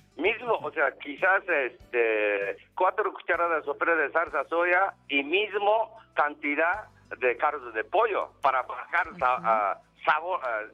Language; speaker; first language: Spanish; non-native, learner; Japanese